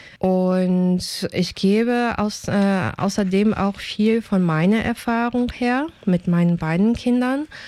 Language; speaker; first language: German; non-native, fluent; Portuguese